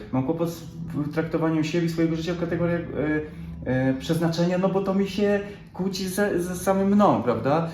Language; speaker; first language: Polish; native; Polish